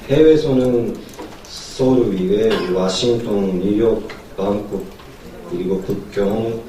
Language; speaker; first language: Korean; non-native, learner; Japanese